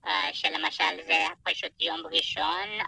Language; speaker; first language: Hebrew; non-native, fluent; Persian